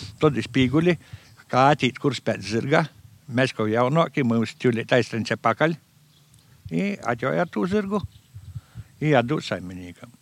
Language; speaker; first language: Latvian; native; Latvian